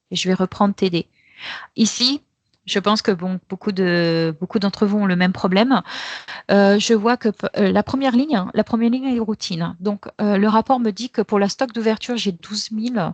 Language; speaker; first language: French; native; French